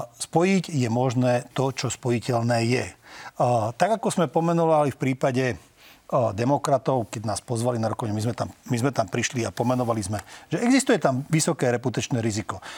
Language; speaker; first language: Slovak; non-native, local second language; Hungarian